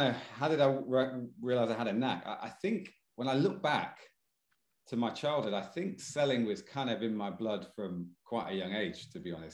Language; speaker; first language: English; native; English